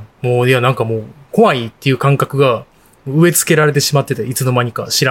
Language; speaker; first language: Japanese; native; Japanese